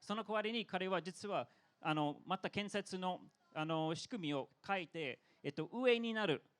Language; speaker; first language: Japanese; non-native, fluent; English